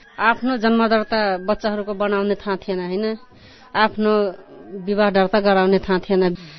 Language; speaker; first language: Nepali; non-native, local second language; Dangaura Tharu